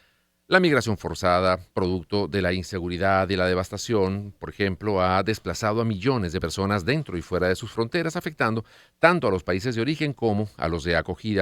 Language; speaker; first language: Spanish; native; Spanish